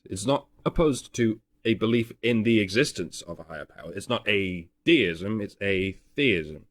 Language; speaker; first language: English; native; English